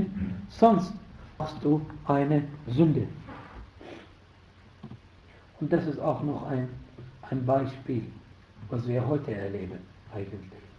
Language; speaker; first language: German; non-native, fluent; Arabic